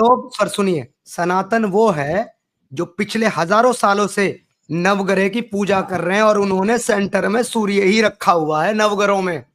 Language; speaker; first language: Hindi; native; Hindi